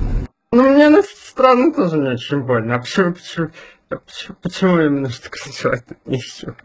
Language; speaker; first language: Russian; native; Russian